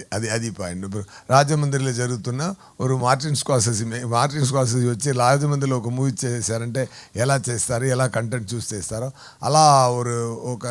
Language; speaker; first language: Telugu; non-native, fluent; Tamil